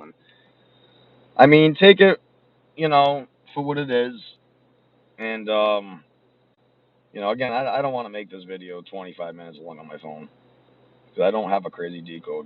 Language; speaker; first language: English; native; English